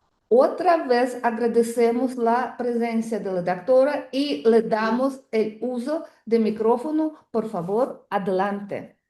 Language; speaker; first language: Spanish; non-native, fluent; Russian